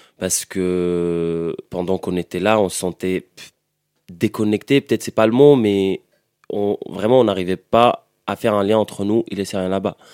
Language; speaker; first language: French; non-native, fluent; Arabic